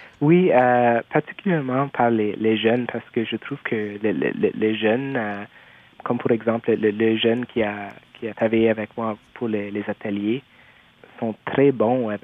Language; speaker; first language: French; non-native, local second language; English